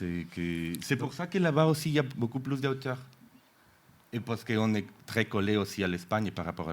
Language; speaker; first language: French; non-native, fluent; Spanish